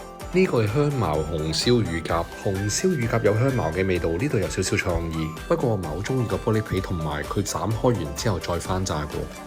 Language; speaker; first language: Cantonese; native; Cantonese